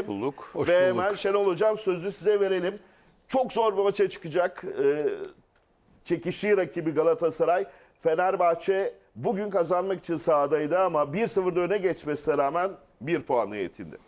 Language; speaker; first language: Turkish; native; Turkish